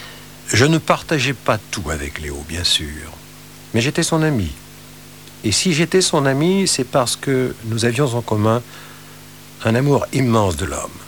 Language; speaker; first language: French; native; French